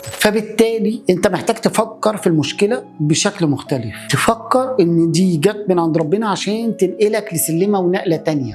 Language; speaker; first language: Arabic; native; Arabic